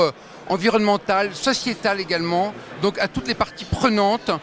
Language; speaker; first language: French; native; French